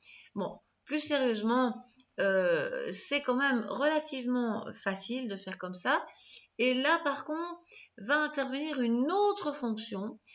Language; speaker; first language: French; native; French